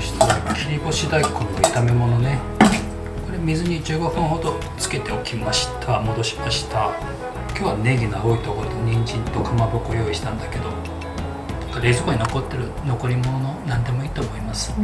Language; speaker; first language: Japanese; native; Japanese